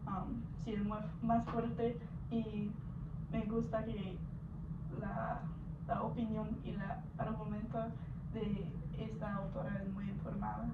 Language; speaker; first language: Spanish; non-native, learner; English